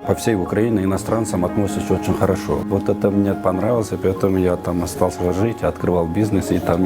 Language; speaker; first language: Russian; non-native, local second language; Kyrgyz